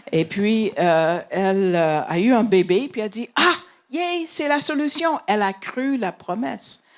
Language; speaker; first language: French; non-native, fluent; English